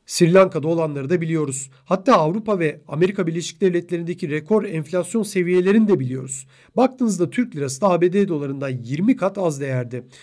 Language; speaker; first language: Turkish; native; Turkish